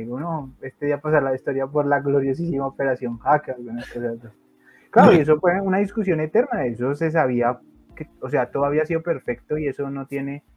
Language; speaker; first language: Spanish; native; Spanish